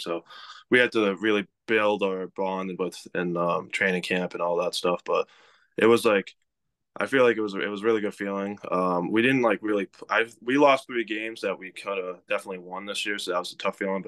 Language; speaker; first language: English; native; English